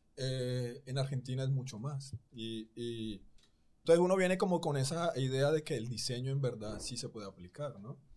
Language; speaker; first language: Spanish; native; Spanish